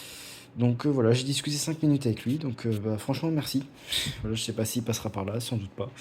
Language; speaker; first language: French; native; French